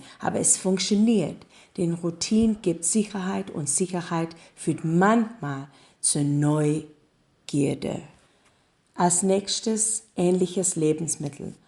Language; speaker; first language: German; non-native, learner; English